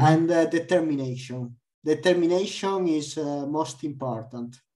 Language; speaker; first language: English; non-native, learner; Italian